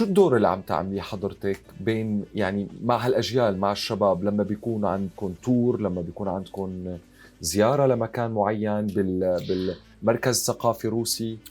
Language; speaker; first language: Arabic; native; Arabic